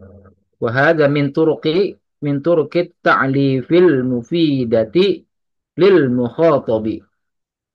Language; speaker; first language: Arabic; non-native, learner; Indonesian